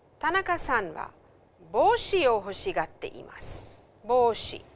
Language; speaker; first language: Japanese; non-native, fluent; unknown